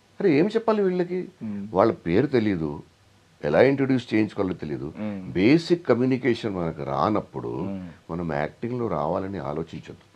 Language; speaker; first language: Telugu; non-native, local second language; Hindi